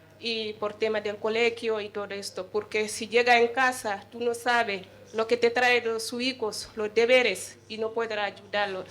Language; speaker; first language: Spanish; non-native, learner; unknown